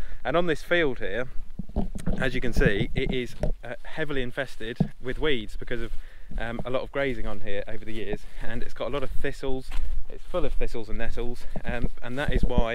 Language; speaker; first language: English; native; English